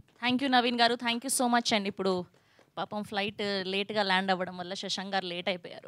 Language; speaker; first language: Telugu; native; Telugu